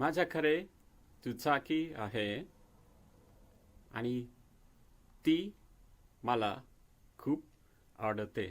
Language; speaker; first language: Marathi; non-native, learner; Spanish